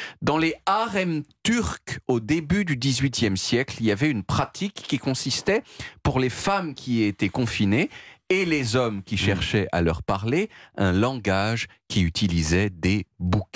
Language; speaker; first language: French; native; French